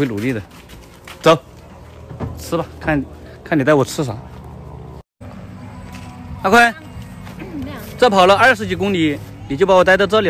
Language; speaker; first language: Chinese; native; Chinese